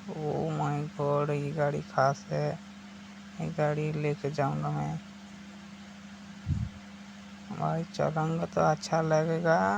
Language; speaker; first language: Hindi; non-native, local second language; Odia